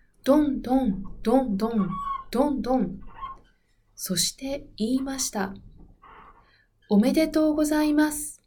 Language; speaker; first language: Japanese; non-native, learner; Spanish